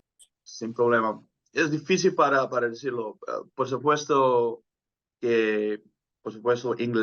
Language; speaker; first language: Spanish; non-native, fluent; Dutch